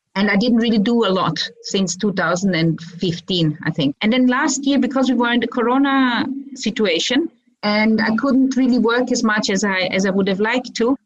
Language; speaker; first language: English; early bilingual, other home language; Croatian